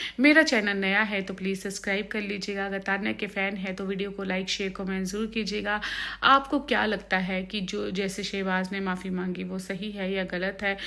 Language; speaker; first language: Hindi; non-native, local second language; Punjabi